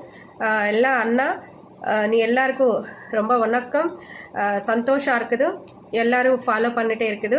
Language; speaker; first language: Tamil; non-native, learner; Telugu